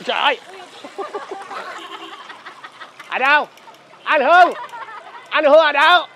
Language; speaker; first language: Vietnamese; non-native, learner; English